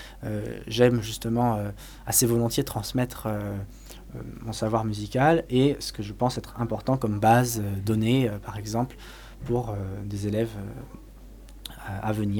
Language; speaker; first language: French; native; French